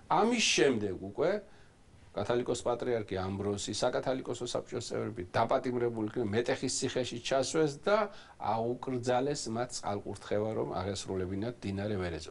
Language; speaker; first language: Georgian; native; Georgian